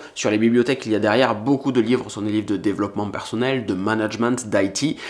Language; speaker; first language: French; native; French